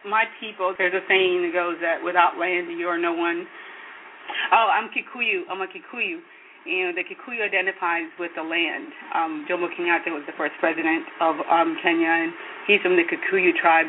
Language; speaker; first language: English; non-native, local second language; Kikuyu